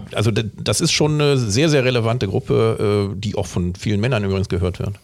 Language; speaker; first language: German; native; German